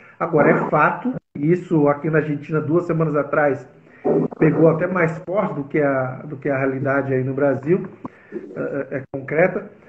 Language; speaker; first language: Portuguese; native; Portuguese